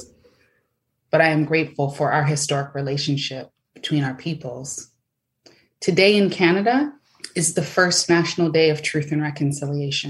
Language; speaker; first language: English; native; English